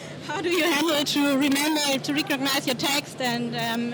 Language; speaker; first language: English; non-native, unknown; German